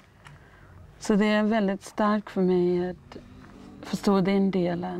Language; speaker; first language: Swedish; non-native, fluent; Māori